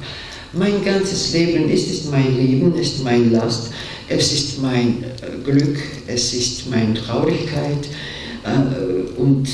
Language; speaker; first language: German; non-native, fluent; Georgian